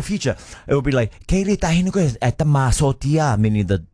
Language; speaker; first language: English; native; English